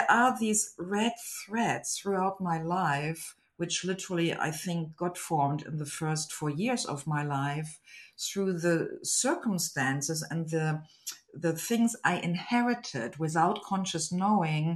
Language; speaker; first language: English; non-native, fluent; German